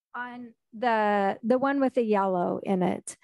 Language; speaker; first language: English; native; English